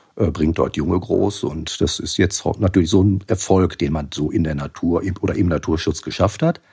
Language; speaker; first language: German; native; German